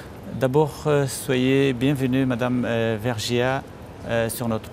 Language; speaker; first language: French; non-native, fluent; Kurdish